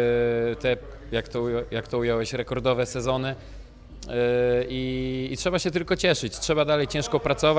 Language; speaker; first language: Polish; native; Polish